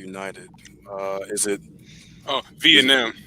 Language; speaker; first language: English; native; English